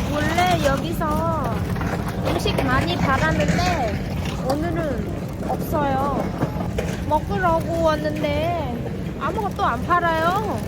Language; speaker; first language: Korean; non-native, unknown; Vietnamese